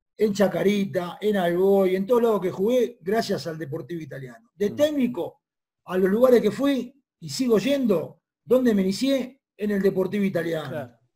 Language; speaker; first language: Spanish; native; Spanish